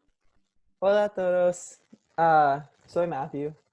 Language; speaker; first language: Spanish; non-native, learner; English